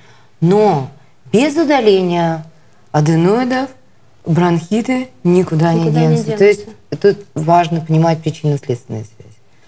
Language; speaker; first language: Russian; native; Russian